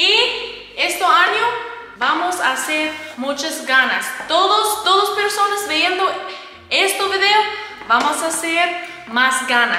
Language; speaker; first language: Spanish; non-native, learner; English